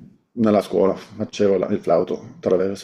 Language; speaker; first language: Italian; non-native, fluent; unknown